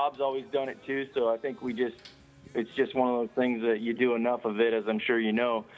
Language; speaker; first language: English; native; English